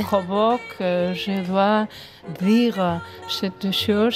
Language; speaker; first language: French; non-native, fluent; Spanish